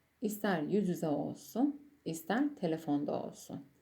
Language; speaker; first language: Turkish; non-native, fluent; Persian